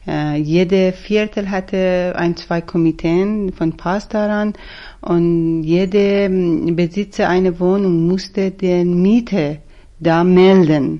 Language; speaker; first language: German; non-native, fluent; Persian